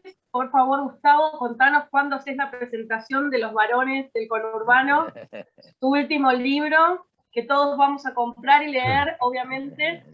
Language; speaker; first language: Spanish; native; Spanish